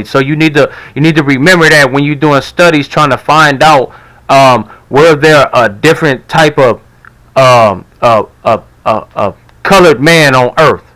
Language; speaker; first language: English; native; English